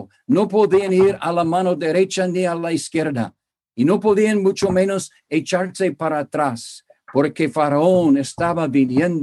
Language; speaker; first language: Spanish; non-native, fluent; English